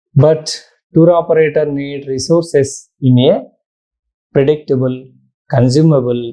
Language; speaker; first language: English; non-native, local second language; Telugu